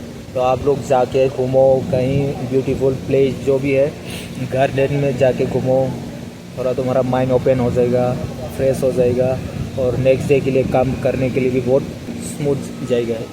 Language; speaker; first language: Hindi; non-native, local second language; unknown